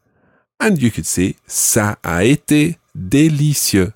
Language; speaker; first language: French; non-native, fluent; English